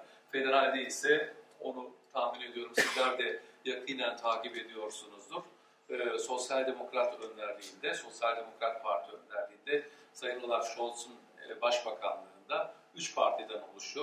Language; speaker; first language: Turkish; early bilingual, heritage; Turkish